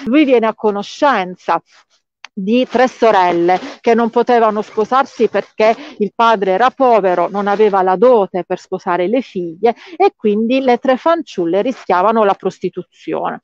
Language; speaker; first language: Italian; native; Italian